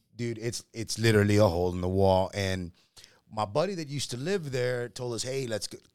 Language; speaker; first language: English; early bilingual, other home language; Spanish